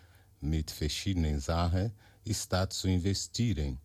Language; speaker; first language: German; non-native, learner; Portuguese